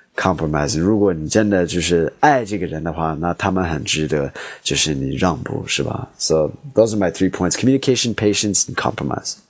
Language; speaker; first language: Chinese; non-native, fluent; English